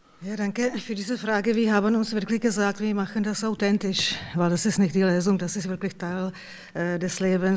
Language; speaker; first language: German; non-native, fluent; Czech